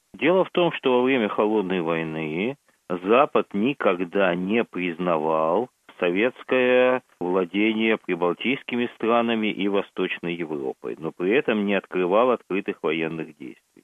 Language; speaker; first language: Russian; native; Russian